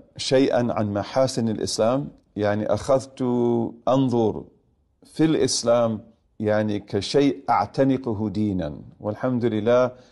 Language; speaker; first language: Arabic; non-native, fluent; English